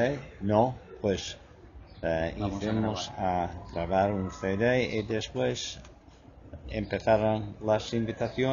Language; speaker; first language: Spanish; non-native, fluent; English